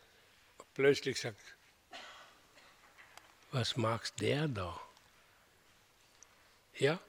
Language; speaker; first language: German; non-native, learner; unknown